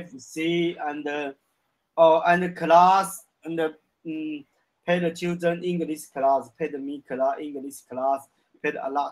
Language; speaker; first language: English; non-native, learner; Chinese